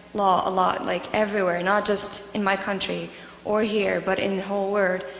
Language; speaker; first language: English; non-native, fluent; Arabic